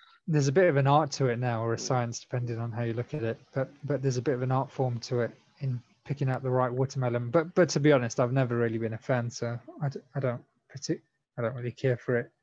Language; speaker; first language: English; native; English